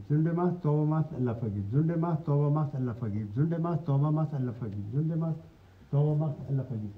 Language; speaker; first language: German; non-native, fluent; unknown